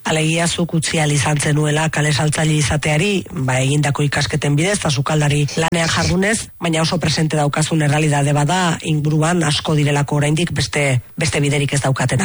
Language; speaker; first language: Basque; native; Basque